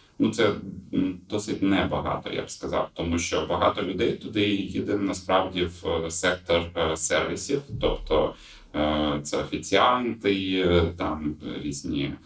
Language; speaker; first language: Ukrainian; non-native, local second language; Russian